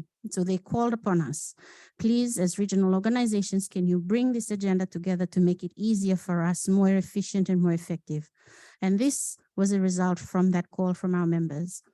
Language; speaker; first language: English; non-native, local second language; Fijian